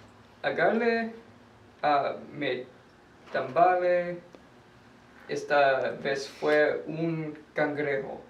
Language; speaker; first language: Spanish; non-native, learner; English